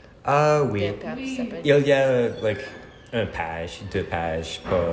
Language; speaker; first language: French; non-native, learner; English